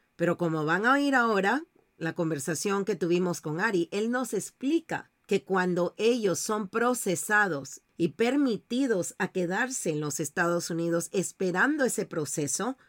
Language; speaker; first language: Spanish; native; Spanish